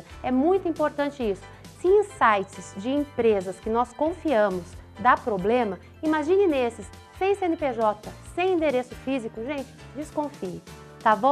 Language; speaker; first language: Portuguese; native; Portuguese